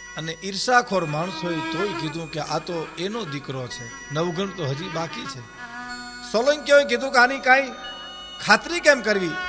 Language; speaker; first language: Gujarati; native; Gujarati